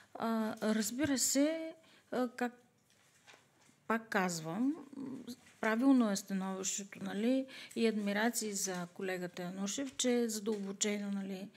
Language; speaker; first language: Bulgarian; native; Bulgarian